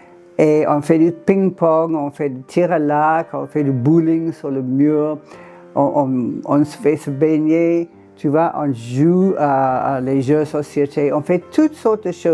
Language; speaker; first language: French; non-native, fluent; English